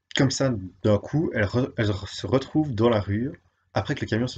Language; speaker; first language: French; native; French